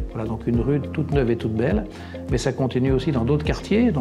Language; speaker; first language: French; native; French